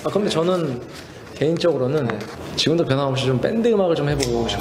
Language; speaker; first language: Korean; native; Korean